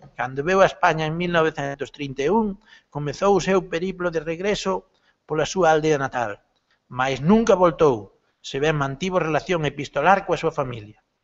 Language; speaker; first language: Galician; native; Galician